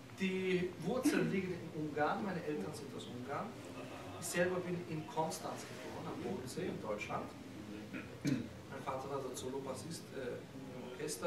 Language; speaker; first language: German; early bilingual, other home language; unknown